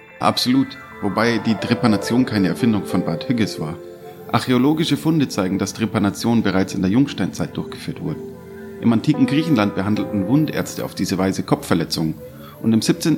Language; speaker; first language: German; native; German